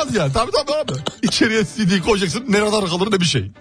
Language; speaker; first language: Turkish; native; Turkish